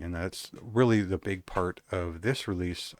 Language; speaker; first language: English; native; English